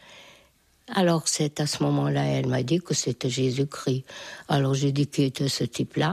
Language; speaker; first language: French; non-native, fluent; Hungarian